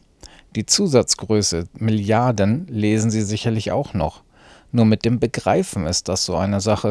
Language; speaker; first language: German; native; German